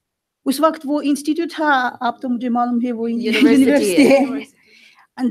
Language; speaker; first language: Hindi; non-native, fluent; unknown